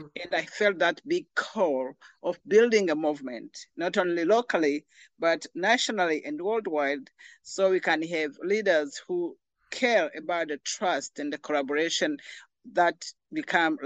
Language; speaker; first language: English; non-native, local second language; Kinyarwanda